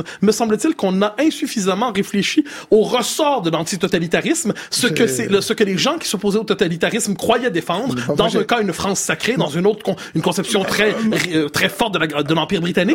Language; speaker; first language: French; native; French